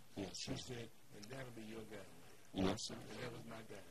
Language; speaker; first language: English; native; English